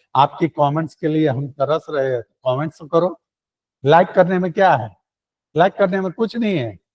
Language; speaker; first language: Hindi; non-native, local second language; Gujarati